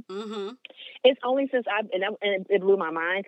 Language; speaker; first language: English; native; English